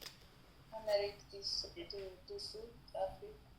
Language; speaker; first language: French; non-native, learner; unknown